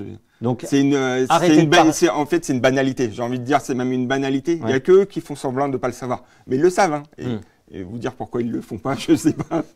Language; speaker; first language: French; native; French